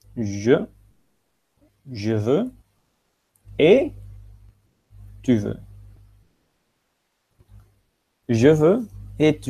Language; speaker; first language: French; non-native, fluent; Dutch